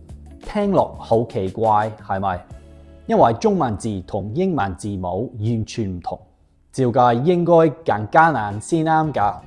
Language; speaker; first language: Cantonese; non-native, fluent; English